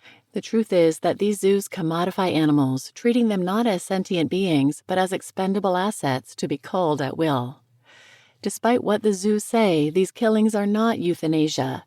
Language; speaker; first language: English; native; English